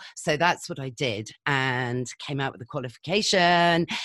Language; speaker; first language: English; native; English